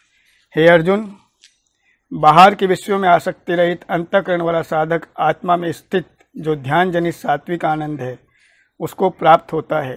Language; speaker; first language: Hindi; native; Hindi